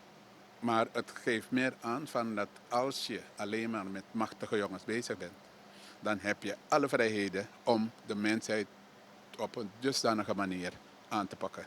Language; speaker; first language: Dutch; native; Dutch